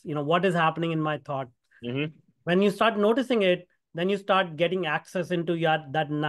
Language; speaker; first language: English; non-native, local second language; Hindi